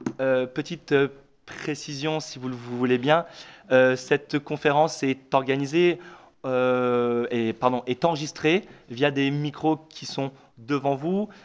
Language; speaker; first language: French; native; French